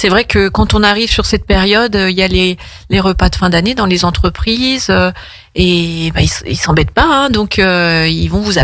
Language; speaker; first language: French; native; French